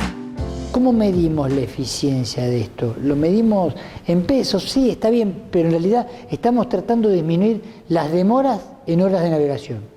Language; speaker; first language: Spanish; native; Spanish